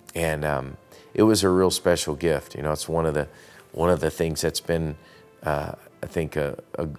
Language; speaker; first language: English; native; English